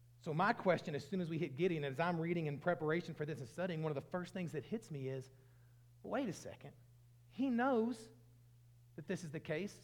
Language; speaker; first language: English; native; English